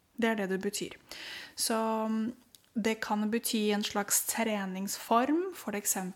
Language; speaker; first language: Norwegian; non-native, fluent; Romanian